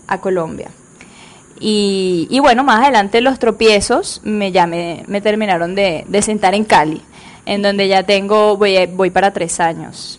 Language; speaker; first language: Spanish; native; Spanish